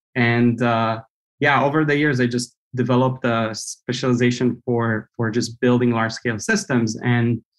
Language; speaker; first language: English; non-native, fluent; Romanian